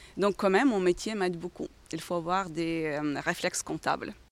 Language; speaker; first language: French; non-native, fluent; Ukrainian